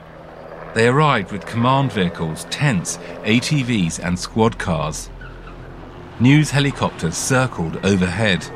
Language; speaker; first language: English; native; English